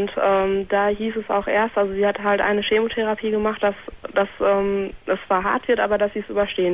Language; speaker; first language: German; native; German